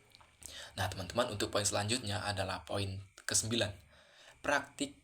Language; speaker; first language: Indonesian; native; Indonesian